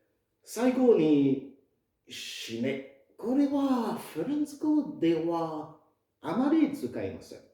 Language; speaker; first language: Japanese; non-native, fluent; French